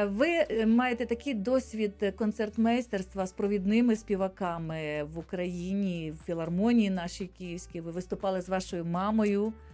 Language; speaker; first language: Ukrainian; native; Ukrainian